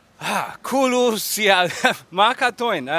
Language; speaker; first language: Finnish; non-native, learner; English